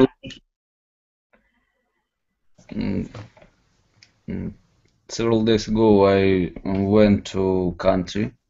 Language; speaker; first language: English; non-native, learner; Russian